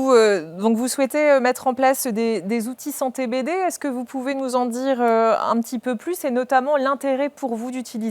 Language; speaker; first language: French; native; French